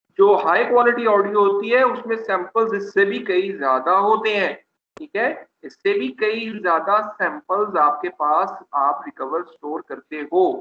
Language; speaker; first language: Urdu; non-native, local second language; Punjabi